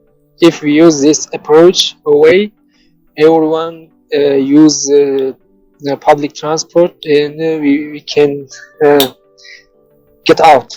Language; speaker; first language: English; non-native, learner; Tajik